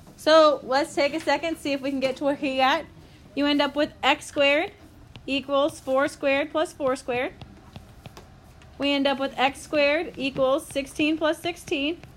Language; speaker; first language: English; native; English